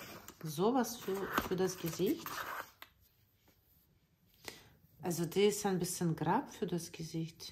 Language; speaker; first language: German; non-native, learner; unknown